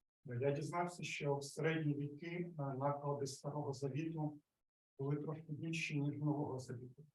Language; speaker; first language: Ukrainian; native; Ukrainian